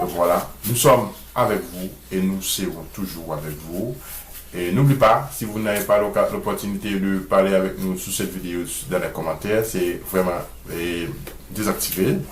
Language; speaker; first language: French; non-native, local second language; Haitian Creole